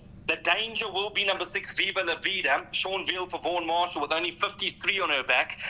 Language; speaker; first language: English; native; English